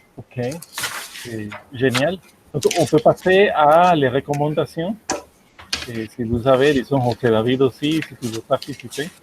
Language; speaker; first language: French; non-native, fluent; Spanish